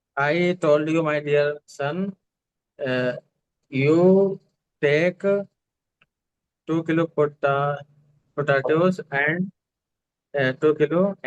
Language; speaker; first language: English; non-native, learner; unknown